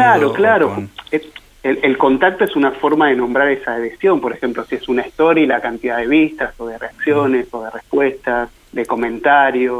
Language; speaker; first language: Spanish; native; Spanish